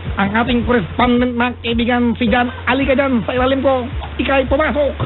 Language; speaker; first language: Filipino; non-native, local second language; Iloko